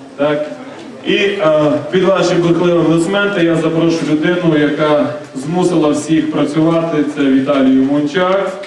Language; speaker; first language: Ukrainian; native; Ukrainian